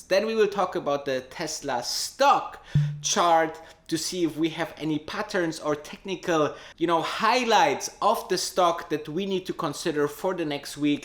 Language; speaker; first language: English; non-native, fluent; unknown